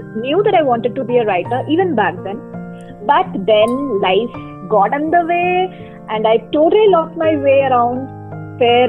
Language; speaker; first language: English; non-native, local second language; Bangla